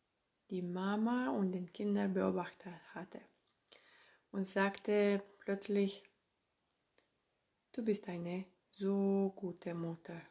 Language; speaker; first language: German; non-native, fluent; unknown